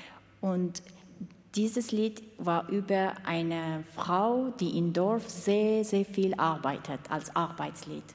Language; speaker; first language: German; non-native, fluent; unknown